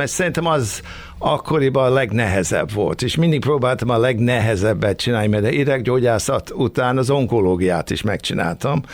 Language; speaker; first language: Hungarian; early bilingual, heritage; Hungarian